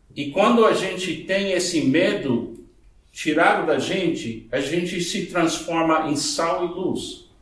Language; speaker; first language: Portuguese; non-native, fluent; English